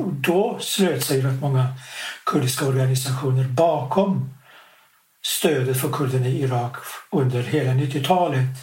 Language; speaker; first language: Swedish; non-native, fluent; Kurdish